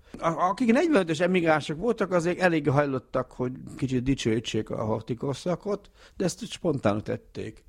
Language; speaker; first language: Hungarian; early bilingual, heritage; Hungarian